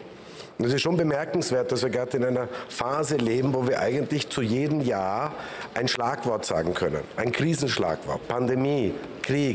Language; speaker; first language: German; native; German